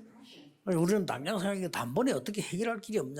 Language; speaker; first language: Korean; native; Korean